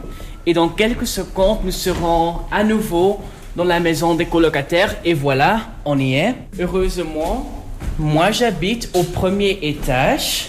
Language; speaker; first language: French; non-native, local second language; Dutch